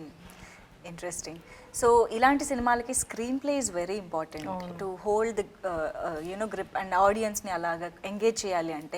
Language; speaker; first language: Telugu; native; Telugu